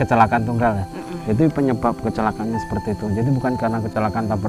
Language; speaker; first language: Indonesian; native; Indonesian